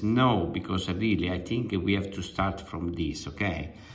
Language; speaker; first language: English; non-native, fluent; Italian